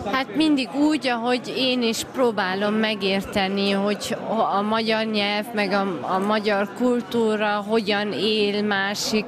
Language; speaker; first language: Hungarian; early bilingual, heritage; German